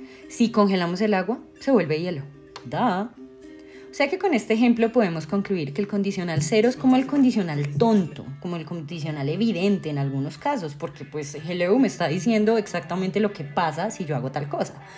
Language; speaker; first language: Spanish; native; Spanish